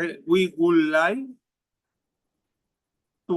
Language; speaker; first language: English; non-native, learner; Spanish